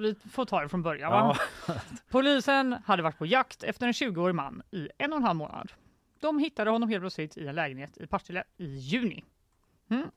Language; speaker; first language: Swedish; native; Swedish